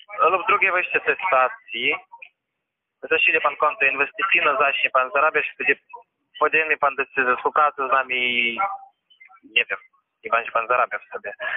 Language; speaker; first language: Polish; non-native, learner; Ukrainian